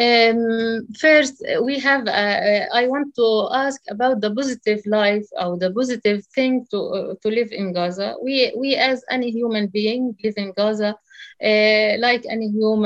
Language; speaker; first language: English; non-native, learner; Arabic